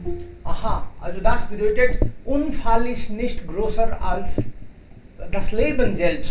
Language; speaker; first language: German; non-native, fluent; Hindi